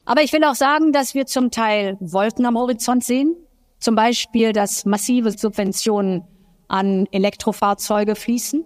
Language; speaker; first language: German; native; German